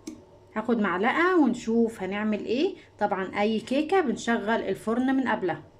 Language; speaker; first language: Arabic; native; Arabic